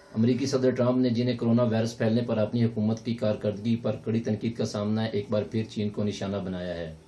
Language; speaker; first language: Urdu; native; Urdu